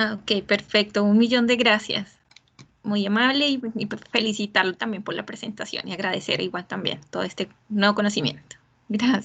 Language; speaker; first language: Spanish; native; Spanish